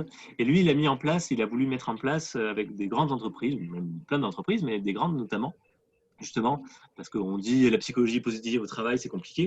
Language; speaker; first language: French; native; French